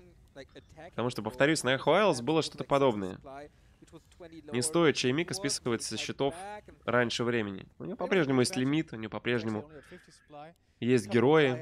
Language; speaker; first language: Russian; native; Russian